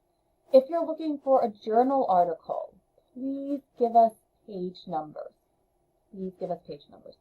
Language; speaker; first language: English; native; English